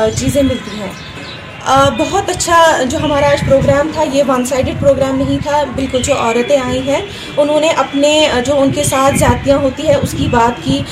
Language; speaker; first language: Urdu; non-native, local second language; Kashmiri